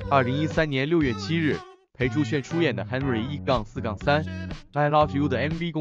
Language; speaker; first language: Chinese; native; Chinese